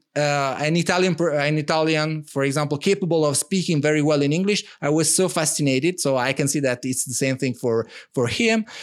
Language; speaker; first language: English; non-native, fluent; Italian